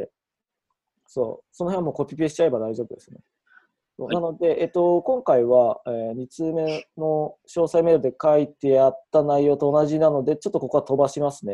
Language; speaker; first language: Japanese; native; Japanese